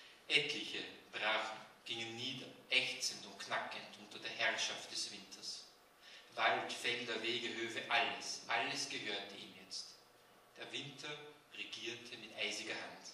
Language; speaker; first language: German; native; German